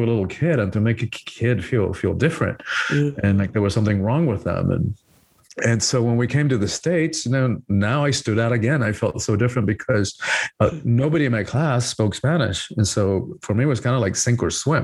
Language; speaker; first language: English; early bilingual, other home language; Spanish